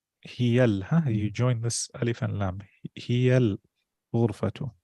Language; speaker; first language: Arabic; non-native, fluent; English